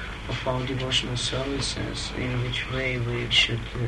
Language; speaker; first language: English; non-native, learner; Russian